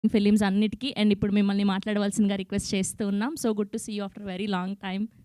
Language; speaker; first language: Telugu; native; Telugu